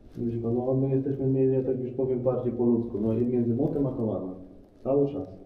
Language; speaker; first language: Polish; native; Polish